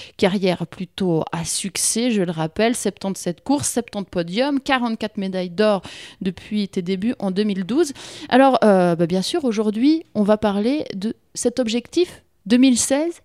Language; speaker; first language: French; native; French